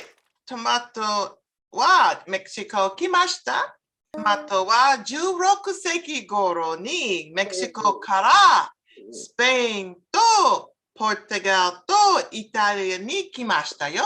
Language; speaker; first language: Japanese; non-native, learner; English